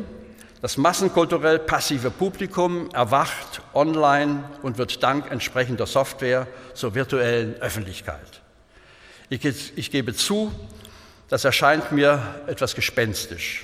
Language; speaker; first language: German; native; German